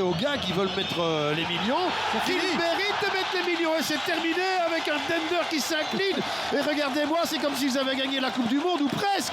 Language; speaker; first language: French; native; French